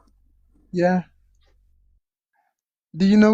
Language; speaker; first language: English; non-native, local second language; Amharic